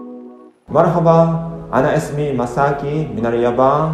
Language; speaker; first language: Arabic; non-native, learner; Japanese